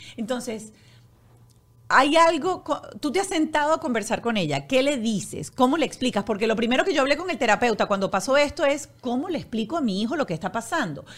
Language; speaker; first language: Spanish; native; Spanish